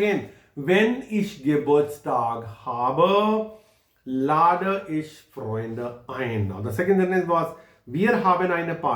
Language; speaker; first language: German; non-native, fluent; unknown